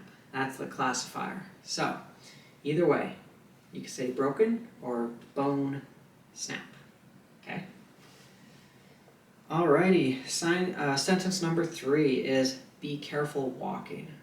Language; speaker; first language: English; native; English